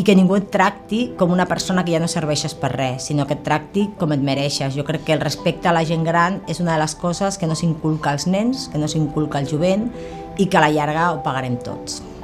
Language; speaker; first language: Catalan; native; Catalan